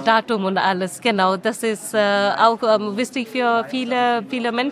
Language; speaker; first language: German; non-native, learner; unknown